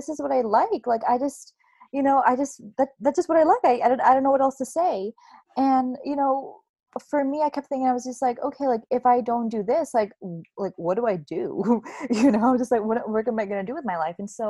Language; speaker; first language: English; native; English